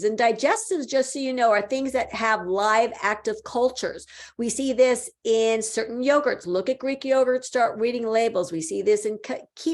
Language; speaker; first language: English; native; English